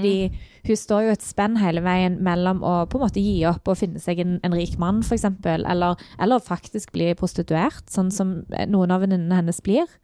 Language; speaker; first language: Norwegian; native; Norwegian